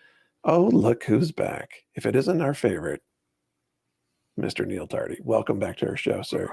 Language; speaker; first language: English; native; English